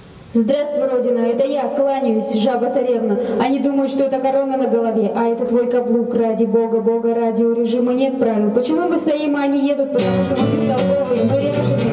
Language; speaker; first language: Russian; native; Russian